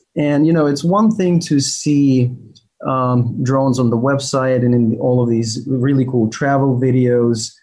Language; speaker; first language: English; non-native, fluent; Ukrainian